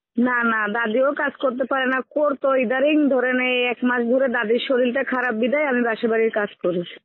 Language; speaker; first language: Bangla; native; Bangla